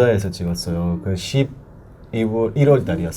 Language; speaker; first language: Korean; non-native, learner; Persian